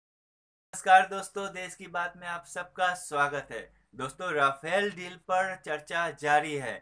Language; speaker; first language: Hindi; native; Hindi